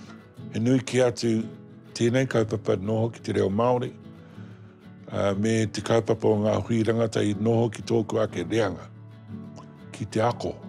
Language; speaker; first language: Māori; non-native, local second language; English